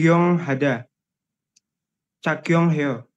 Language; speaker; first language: Korean; non-native, learner; Indonesian